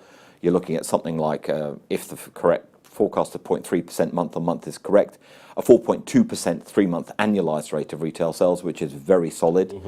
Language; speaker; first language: English; native; English